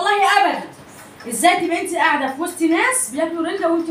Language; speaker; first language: Arabic; native; Arabic